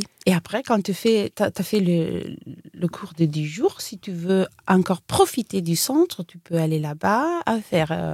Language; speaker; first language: French; non-native, fluent; Italian